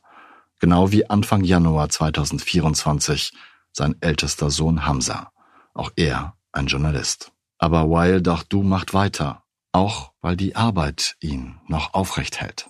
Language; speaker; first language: German; native; German